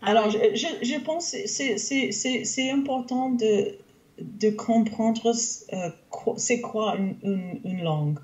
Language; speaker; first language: French; non-native, local second language; English